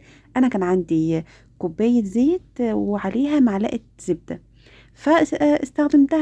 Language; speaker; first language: Arabic; native; Arabic